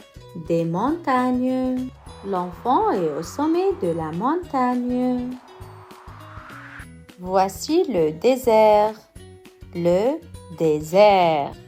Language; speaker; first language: French; non-native, local second language; Arabic